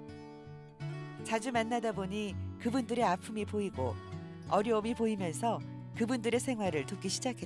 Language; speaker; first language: Korean; native; Korean